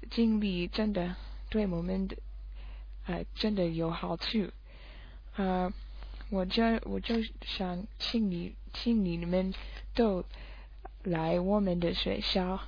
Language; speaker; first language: Chinese; non-native, learner; English